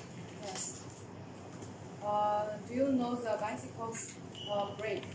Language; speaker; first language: English; non-native, learner; Chinese